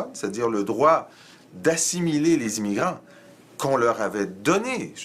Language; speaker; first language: French; native; French